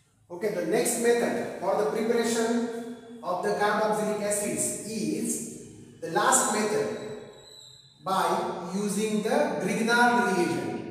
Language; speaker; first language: English; non-native, local second language; Marathi